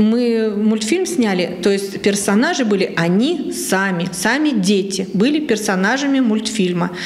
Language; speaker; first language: Russian; native; Russian